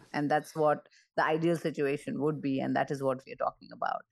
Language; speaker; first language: English; non-native, local second language; Marathi